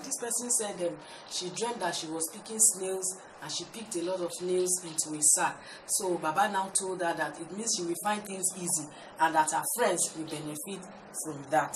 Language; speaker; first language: English; non-native, local second language; Yoruba